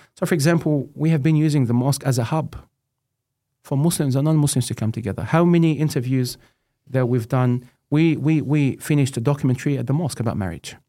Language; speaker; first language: English; non-native, fluent; Arabic